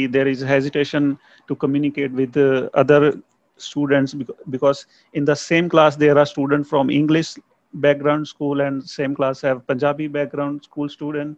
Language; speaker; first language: English; non-native, local second language; Punjabi